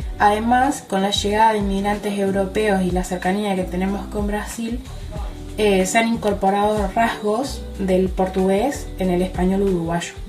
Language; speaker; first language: Spanish; native; Spanish